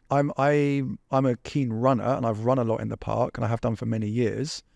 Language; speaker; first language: English; native; English